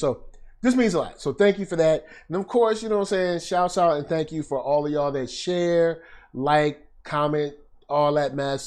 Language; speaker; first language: English; native; English